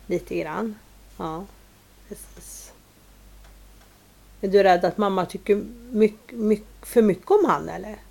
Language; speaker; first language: Swedish; native; Swedish